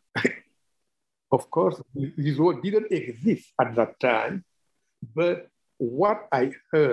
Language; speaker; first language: English; non-native, fluent; Wolof